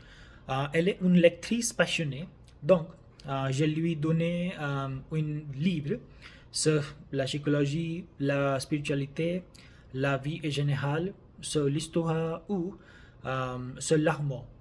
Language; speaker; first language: French; non-native, learner; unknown